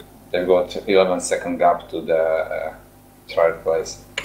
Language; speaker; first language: English; non-native, fluent; Polish